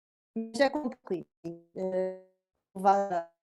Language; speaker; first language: French; non-native, fluent; Portuguese